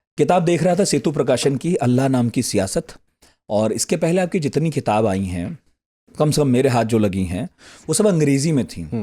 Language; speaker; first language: Hindi; native; Hindi